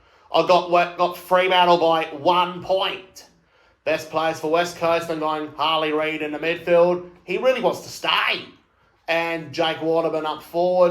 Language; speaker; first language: English; native; English